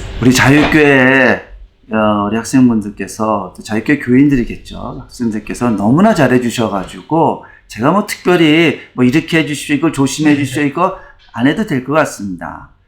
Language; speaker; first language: Korean; native; Korean